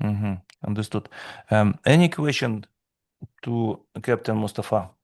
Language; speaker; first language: English; non-native, fluent; Russian